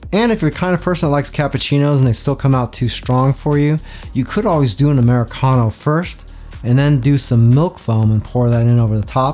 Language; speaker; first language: English; native; English